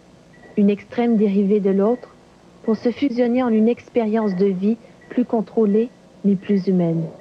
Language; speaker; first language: French; native; French